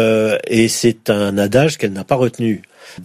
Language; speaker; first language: French; native; French